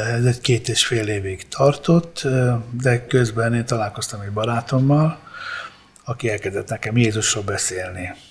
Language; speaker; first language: Hungarian; early bilingual, other home language; Italian